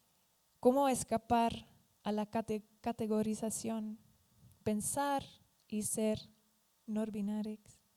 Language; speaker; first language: Spanish; non-native, fluent; Dutch